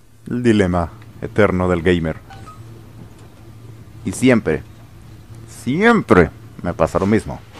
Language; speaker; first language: Spanish; native; Spanish